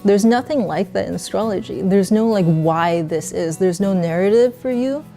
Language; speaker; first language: English; early bilingual, other home language; Chinese